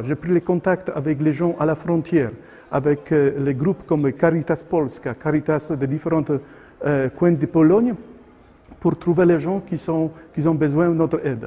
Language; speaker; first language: French; non-native, fluent; Polish